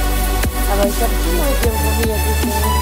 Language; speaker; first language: German; non-native, learner; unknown